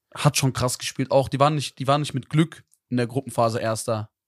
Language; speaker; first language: German; native; German